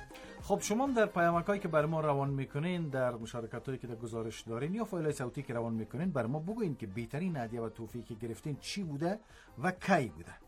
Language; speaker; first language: Persian; native; Persian